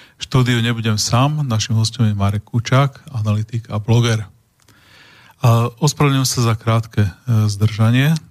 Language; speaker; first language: Slovak; native; Slovak